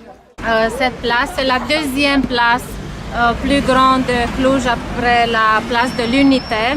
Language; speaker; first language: French; non-native, fluent; Romanian